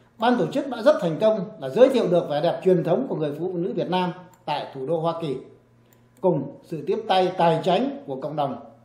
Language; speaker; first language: Vietnamese; native; Vietnamese